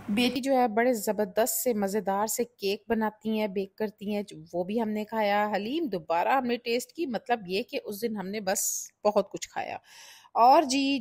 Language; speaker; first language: Urdu; native; Urdu